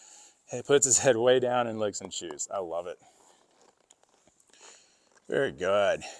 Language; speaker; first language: English; native; English